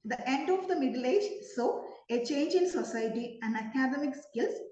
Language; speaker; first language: English; non-native, local second language; Malayalam